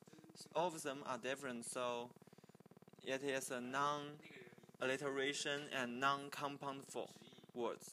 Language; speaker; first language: English; non-native, learner; Chinese